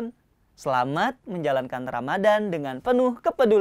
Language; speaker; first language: Indonesian; native; Indonesian